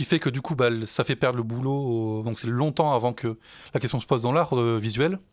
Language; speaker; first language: French; native; French